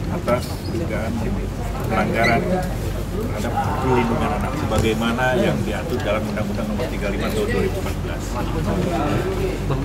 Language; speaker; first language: Indonesian; native; Indonesian